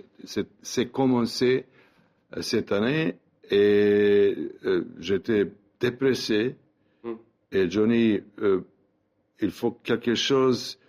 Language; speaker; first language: French; non-native, learner; Serbian